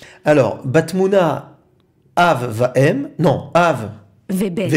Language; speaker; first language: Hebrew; non-native, learner; French